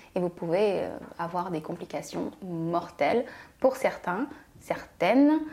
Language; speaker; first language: French; native; French